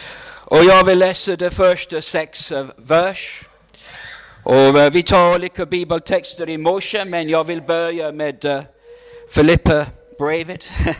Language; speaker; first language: Swedish; non-native, fluent; English